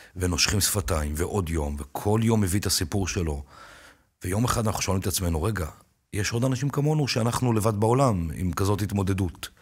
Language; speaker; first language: Hebrew; native; Hebrew